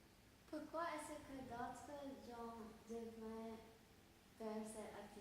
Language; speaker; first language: French; non-native, learner; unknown